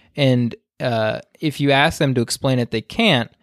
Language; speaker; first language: English; native; English